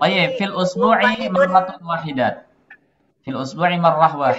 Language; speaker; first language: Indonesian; native; Indonesian